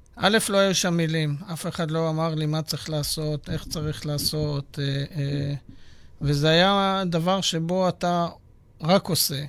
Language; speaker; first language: Hebrew; native; Hebrew